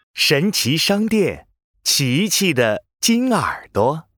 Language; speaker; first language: Chinese; native; Chinese